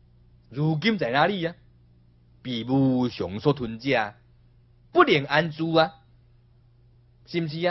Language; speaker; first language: Chinese; non-native, local second language; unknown